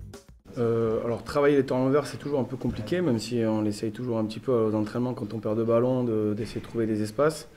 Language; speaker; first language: French; native; French